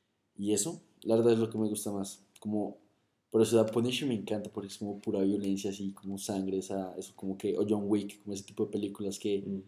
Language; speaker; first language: Spanish; native; Spanish